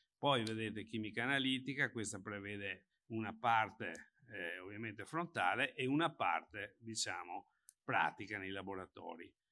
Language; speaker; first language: Italian; native; Italian